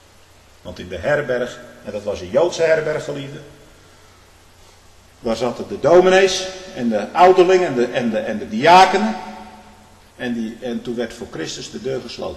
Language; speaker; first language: Dutch; native; Dutch